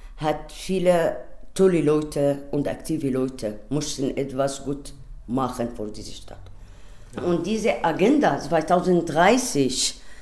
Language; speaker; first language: German; non-native, learner; Arabic